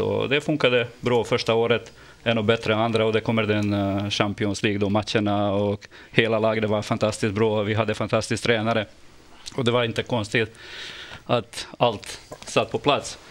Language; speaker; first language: Swedish; non-native, fluent; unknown